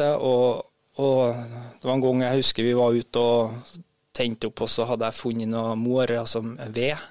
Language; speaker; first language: Norwegian; native; Norwegian